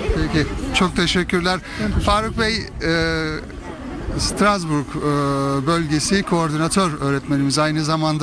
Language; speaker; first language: Turkish; native; Turkish